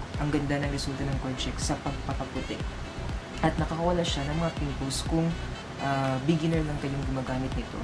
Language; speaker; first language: Filipino; non-native, local second language; Cebuano